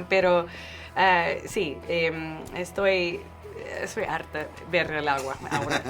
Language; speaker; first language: Spanish; non-native, learner; English